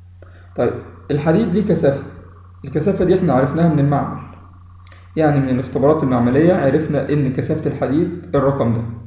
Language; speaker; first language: Arabic; native; Arabic